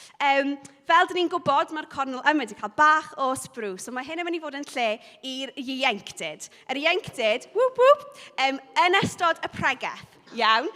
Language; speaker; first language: Welsh; non-native, local second language; English